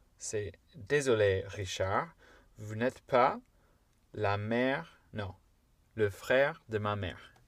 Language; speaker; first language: French; non-native, fluent; English